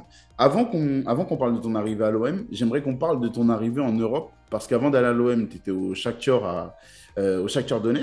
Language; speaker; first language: French; native; French